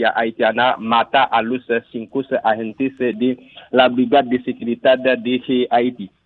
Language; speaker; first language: Spanish; non-native, learner; Haitian Creole